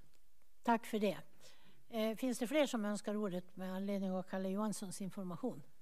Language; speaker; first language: Swedish; native; Swedish